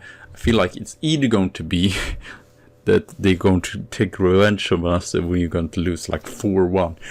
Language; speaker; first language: English; non-native, fluent; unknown